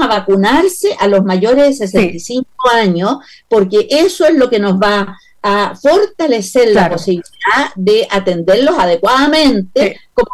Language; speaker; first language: Spanish; native; Spanish